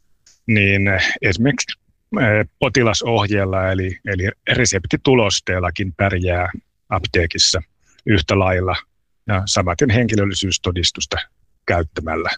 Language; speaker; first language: Finnish; native; Finnish